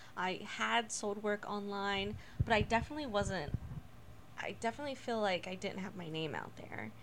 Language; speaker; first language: English; native; English